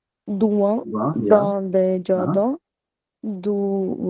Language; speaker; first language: French; non-native, learner; Punjabi